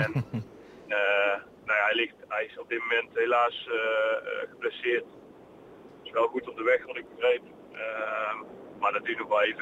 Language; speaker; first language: Dutch; native; Dutch